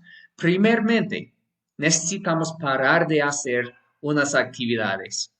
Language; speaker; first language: Spanish; non-native, fluent; English